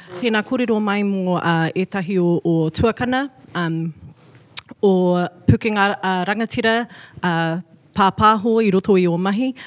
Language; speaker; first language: Māori; non-native, local second language; English